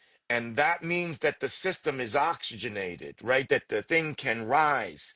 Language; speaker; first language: English; native; English